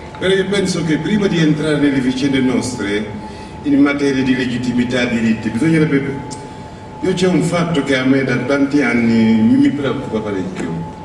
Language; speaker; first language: Italian; non-native, fluent; Wolof